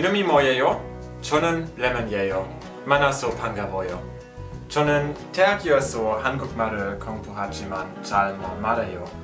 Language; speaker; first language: Korean; non-native, learner; German